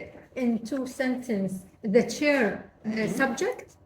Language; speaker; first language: English; non-native, learner; Arabic